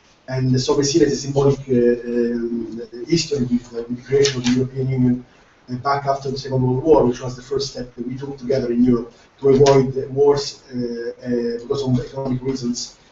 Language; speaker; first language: English; non-native, fluent; Italian